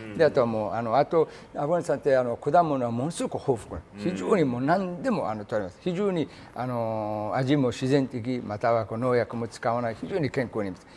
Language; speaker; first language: Japanese; non-native, fluent; Persian